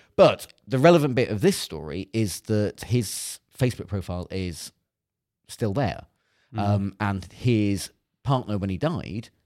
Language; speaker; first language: English; native; English